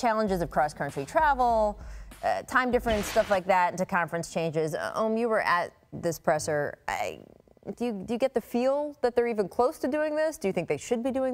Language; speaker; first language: English; native; English